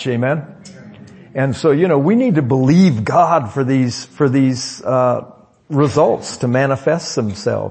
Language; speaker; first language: English; native; English